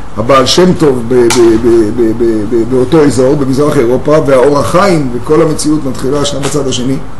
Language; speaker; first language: Hebrew; native; Hebrew